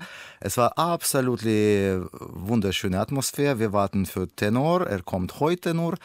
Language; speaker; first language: German; non-native, learner; Russian